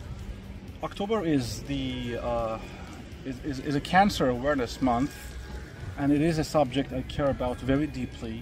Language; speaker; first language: English; non-native, fluent; Persian